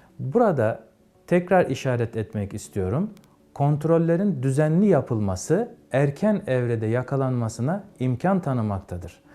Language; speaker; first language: Turkish; native; Turkish